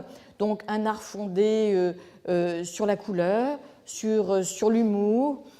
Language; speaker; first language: French; native; French